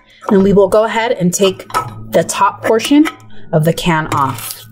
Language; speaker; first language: English; early bilingual, other home language; Spanish